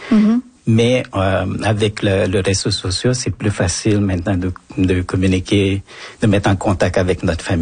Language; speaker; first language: French; non-native, fluent; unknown